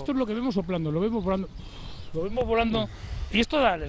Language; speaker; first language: Spanish; native; Spanish